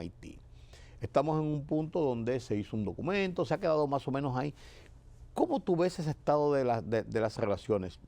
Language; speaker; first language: Spanish; native; Spanish